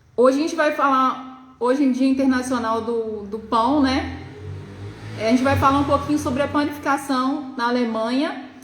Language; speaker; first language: Portuguese; native; Portuguese